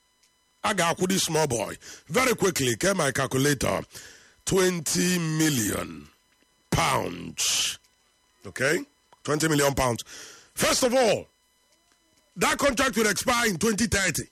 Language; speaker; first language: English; non-native, local second language; Igbo